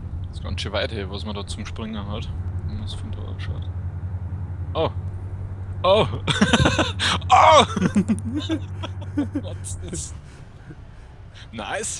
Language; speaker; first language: German; native; German